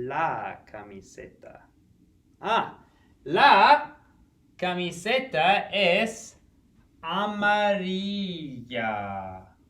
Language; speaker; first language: Spanish; non-native, fluent; English